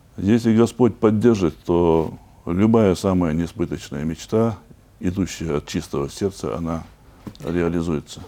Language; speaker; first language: Russian; non-native, local second language; Chechen